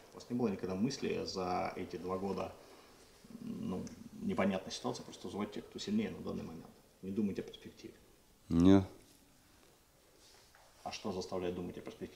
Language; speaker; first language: Russian; native; Russian